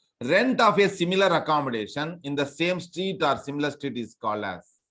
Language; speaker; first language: English; non-native, local second language; Telugu